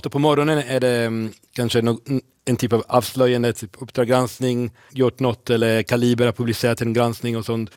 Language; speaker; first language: Swedish; non-native, fluent; Italian